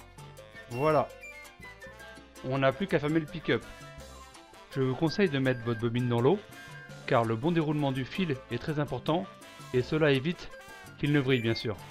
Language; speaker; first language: French; native; French